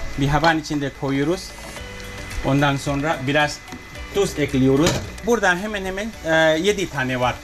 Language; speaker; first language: Turkish; non-native, learner; English